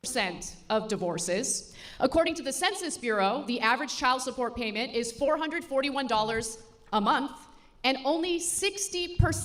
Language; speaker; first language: English; native; English